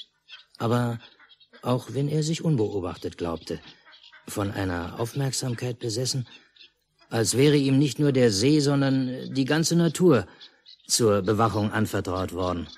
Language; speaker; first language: German; native; German